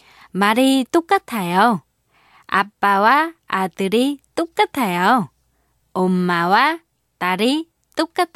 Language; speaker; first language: Korean; non-native, fluent; Vietnamese